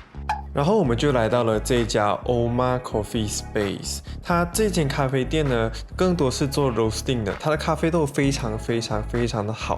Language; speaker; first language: Chinese; native; Chinese